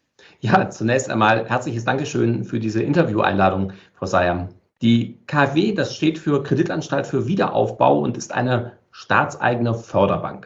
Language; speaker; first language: German; native; German